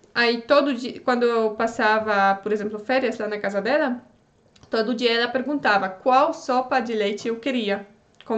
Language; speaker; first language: Portuguese; non-native, fluent; Polish